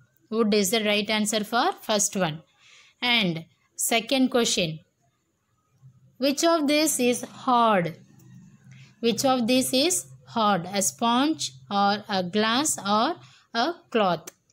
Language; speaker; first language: English; non-native, local second language; Tamil